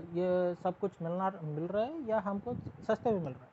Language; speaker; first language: Hindi; non-native, local second language; Telugu